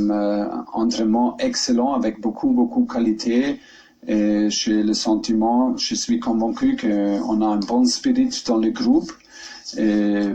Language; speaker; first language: French; non-native, learner; German